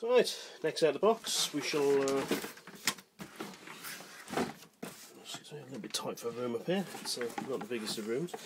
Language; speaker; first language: English; native; English